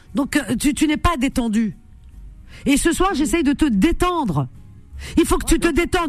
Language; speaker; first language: French; native; French